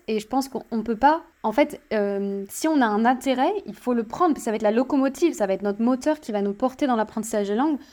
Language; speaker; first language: French; native; French